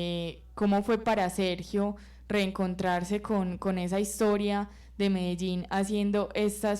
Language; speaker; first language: Spanish; native; Spanish